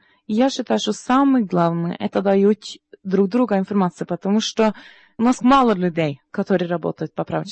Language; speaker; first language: Russian; non-native, learner; Norwegian